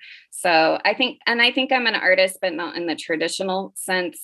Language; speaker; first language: English; native; English